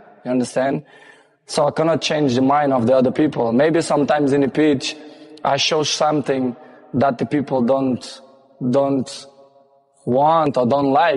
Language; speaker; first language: English; non-native, fluent; Portuguese